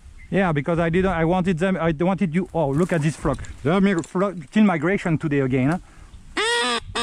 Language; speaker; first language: English; non-native, fluent; French